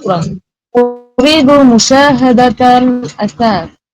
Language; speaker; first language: Arabic; non-native, learner; Bangla